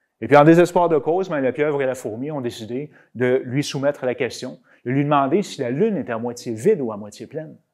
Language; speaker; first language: French; native; French